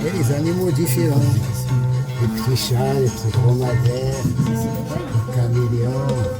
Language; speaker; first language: French; non-native, learner; Arabic